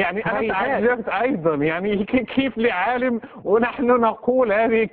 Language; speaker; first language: Arabic; native; Arabic